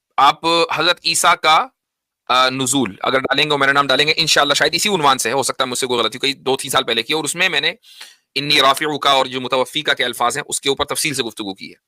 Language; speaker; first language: Urdu; native; Urdu